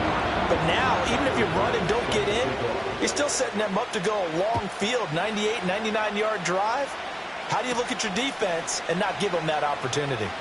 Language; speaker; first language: English; native; English